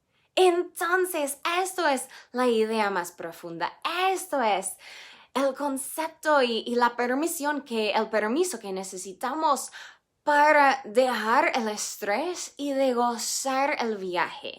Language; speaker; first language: Spanish; non-native, fluent; English